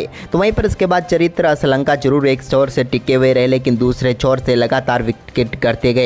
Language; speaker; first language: Hindi; native; Hindi